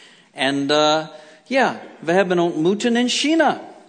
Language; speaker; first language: Dutch; non-native, learner; English